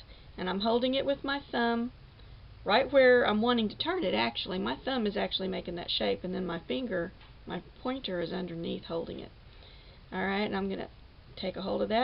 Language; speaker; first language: English; native; English